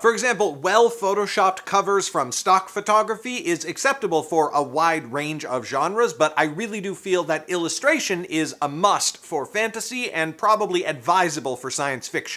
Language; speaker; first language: English; native; English